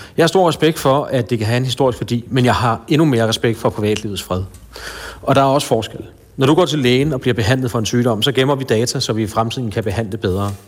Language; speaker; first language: Danish; native; Danish